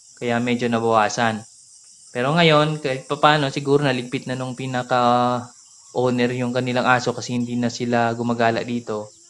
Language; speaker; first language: Filipino; non-native, local second language; Cebuano